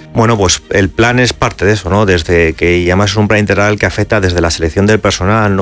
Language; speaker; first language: Spanish; native; Spanish